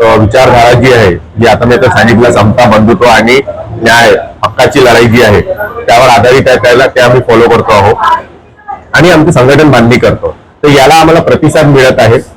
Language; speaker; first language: Marathi; native; Marathi